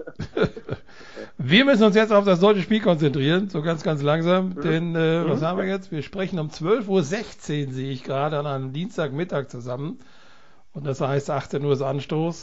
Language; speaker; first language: German; native; German